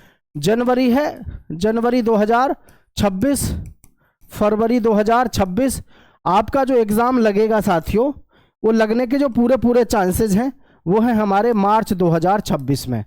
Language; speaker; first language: Hindi; native; Hindi